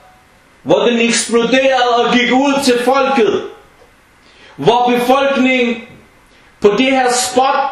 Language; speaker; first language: Danish; non-native, fluent; Arabic